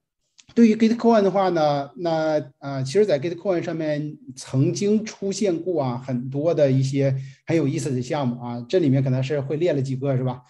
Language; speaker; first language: Chinese; native; Chinese